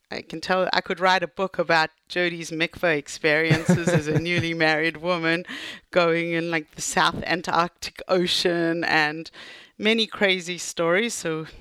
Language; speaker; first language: English; native; English